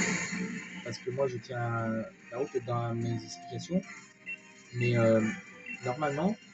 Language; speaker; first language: French; native; French